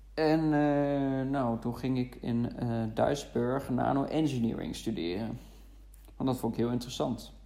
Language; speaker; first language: Dutch; non-native, fluent; German